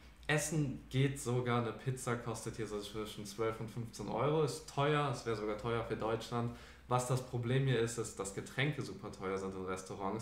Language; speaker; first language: German; native; German